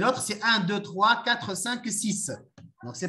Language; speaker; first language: French; non-native, fluent; Arabic